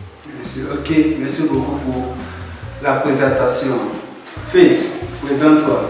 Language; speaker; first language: French; non-native, fluent; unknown